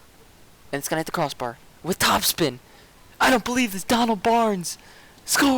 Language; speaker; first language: English; native; English